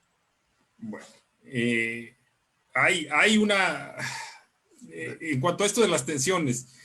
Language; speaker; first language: Spanish; native; Spanish